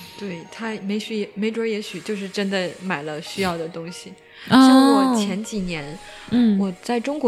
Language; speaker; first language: Chinese; non-native, learner; Japanese